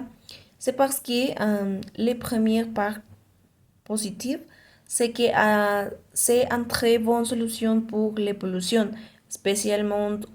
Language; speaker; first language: French; non-native, learner; Spanish